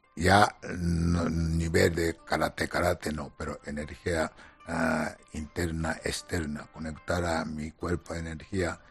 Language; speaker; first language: Spanish; non-native, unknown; Japanese